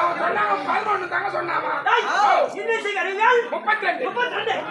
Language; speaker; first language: Tamil; native; Tamil